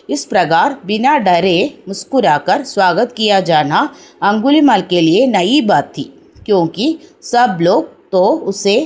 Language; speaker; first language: Hindi; non-native, local second language; Malayalam